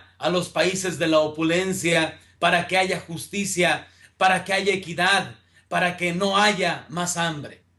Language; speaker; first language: Spanish; native; Spanish